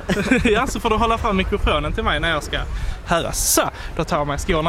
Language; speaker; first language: Swedish; native; Swedish